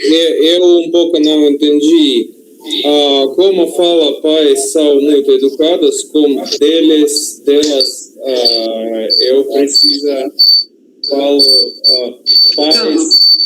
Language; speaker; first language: Portuguese; non-native, learner; Russian